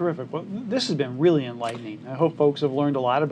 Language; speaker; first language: English; native; English